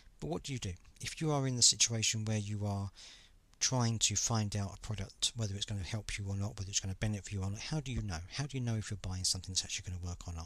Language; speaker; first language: English; native; English